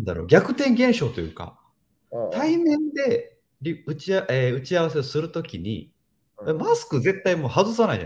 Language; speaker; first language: Japanese; native; Japanese